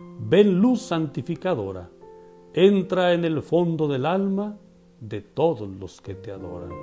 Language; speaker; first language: Spanish; native; Spanish